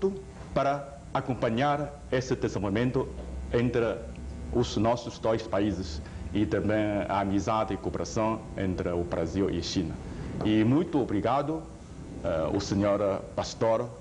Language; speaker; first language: Portuguese; non-native, fluent; Chinese